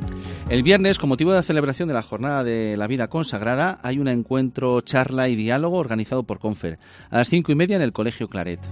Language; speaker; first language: Spanish; native; Spanish